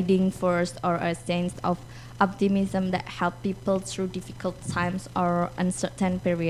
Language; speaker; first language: English; non-native, learner; Indonesian